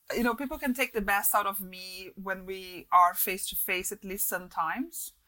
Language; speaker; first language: English; non-native, fluent; Portuguese